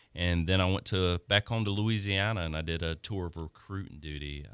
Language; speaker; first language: English; native; English